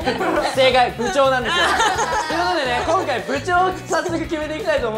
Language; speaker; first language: Japanese; native; Japanese